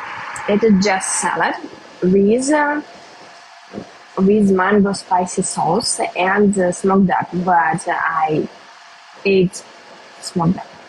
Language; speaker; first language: English; non-native, learner; Russian